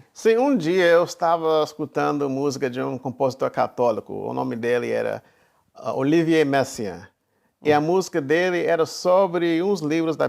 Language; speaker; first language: Portuguese; non-native, fluent; English